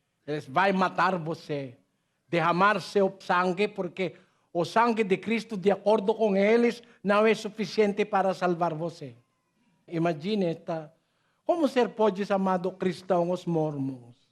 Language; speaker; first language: Portuguese; non-native, learner; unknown